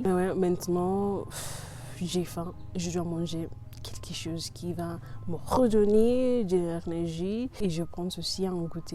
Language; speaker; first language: French; non-native, learner; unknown